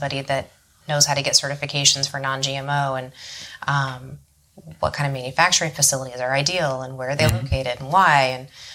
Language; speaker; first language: English; native; English